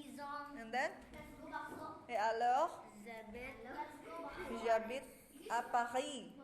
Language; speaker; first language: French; non-native, learner; Indonesian